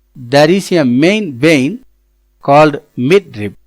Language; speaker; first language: English; non-native, local second language; Tamil